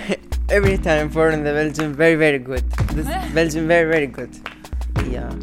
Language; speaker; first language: English; non-native, learner; Arabic